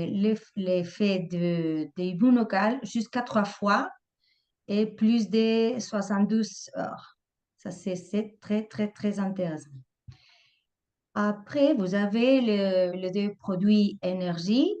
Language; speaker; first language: French; non-native, fluent; Spanish